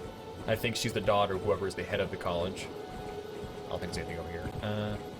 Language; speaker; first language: English; native; English